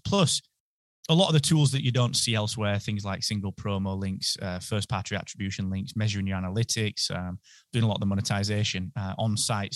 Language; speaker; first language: English; native; English